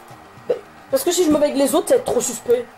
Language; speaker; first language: French; native; French